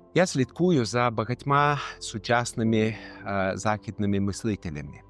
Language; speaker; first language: Ukrainian; non-native, fluent; Lithuanian